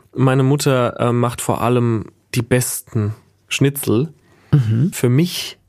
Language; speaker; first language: German; native; German